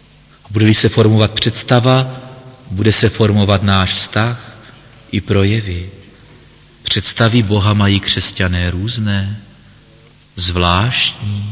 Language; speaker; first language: Czech; native; Czech